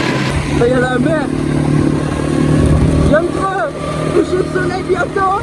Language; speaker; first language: French; native; French